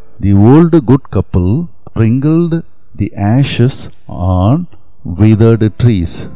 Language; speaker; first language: English; non-native, local second language; Tamil